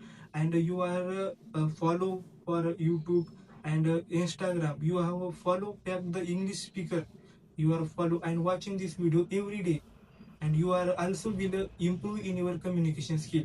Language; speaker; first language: English; non-native, learner; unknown